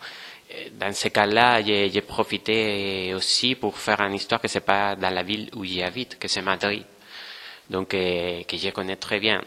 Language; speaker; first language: French; non-native, fluent; Spanish